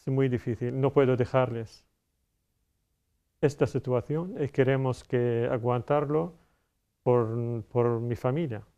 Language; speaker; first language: Spanish; non-native, fluent; Arabic